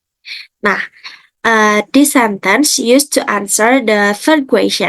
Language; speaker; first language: English; non-native, fluent; Indonesian